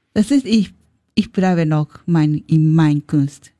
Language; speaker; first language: German; non-native, learner; Japanese